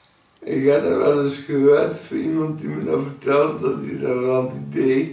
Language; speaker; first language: Dutch; native; Dutch